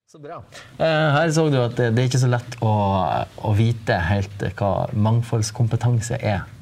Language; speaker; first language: Norwegian; native; Norwegian